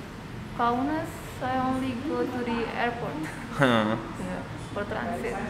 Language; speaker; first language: English; non-native, fluent; Indonesian